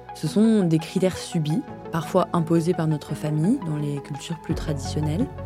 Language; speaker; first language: French; native; French